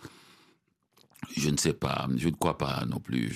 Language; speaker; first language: French; non-native, local second language; Haitian Creole